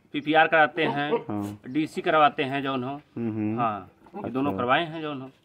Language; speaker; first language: Hindi; native; Hindi